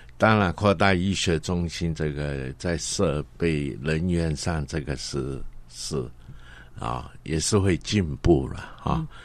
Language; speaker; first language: Chinese; non-native, local second language; Cantonese